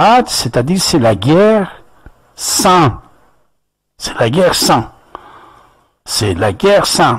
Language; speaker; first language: French; non-native, fluent; Persian